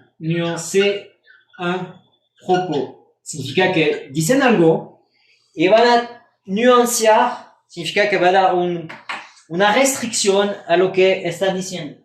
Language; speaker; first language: Spanish; non-native, fluent; French